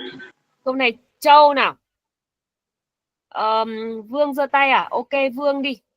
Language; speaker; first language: Vietnamese; native; Vietnamese